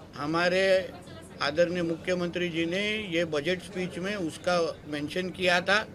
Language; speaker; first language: Hindi; non-native, local second language; Marathi